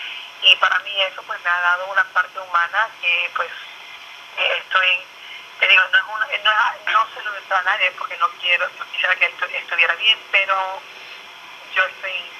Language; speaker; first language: Spanish; early bilingual, other home language; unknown